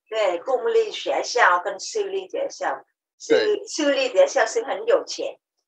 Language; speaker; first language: Chinese; non-native, learner; Vietnamese